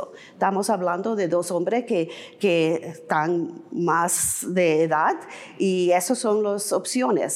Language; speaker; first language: Spanish; early bilingual, heritage; English